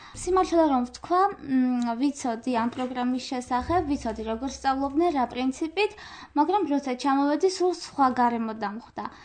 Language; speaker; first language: Georgian; non-native, local second language; Armenian